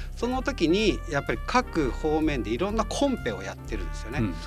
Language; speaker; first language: Japanese; native; Japanese